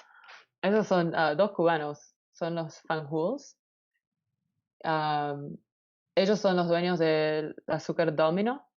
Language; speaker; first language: Spanish; early bilingual, heritage; Spanish